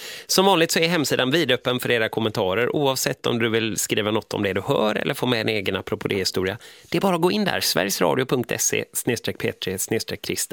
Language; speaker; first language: Swedish; native; Swedish